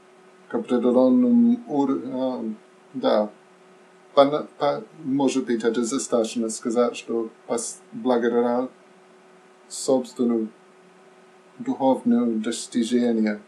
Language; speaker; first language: Russian; non-native, fluent; English